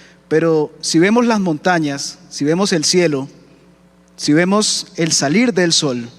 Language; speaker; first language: Spanish; native; Spanish